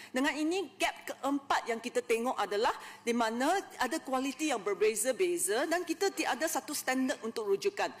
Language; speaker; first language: Malay; non-native, local second language; Chinese